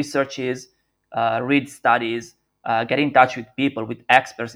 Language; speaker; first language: English; non-native, fluent; Italian